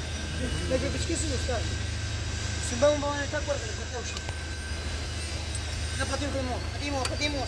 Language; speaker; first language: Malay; non-native, learner; Pashto